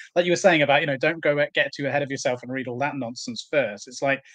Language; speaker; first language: English; native; English